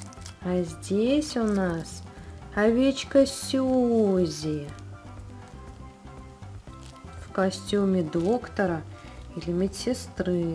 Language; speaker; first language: Russian; native; Russian